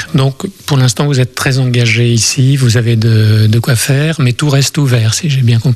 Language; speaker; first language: French; native; French